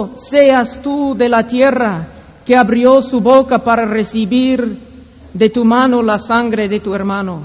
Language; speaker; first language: Spanish; non-native, fluent; English